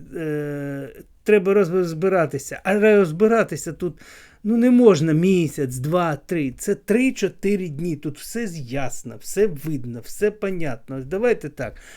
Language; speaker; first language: Ukrainian; non-native, local second language; Russian